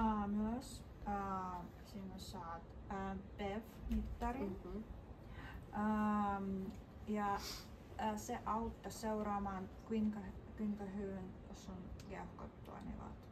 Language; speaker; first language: Finnish; non-native, learner; Russian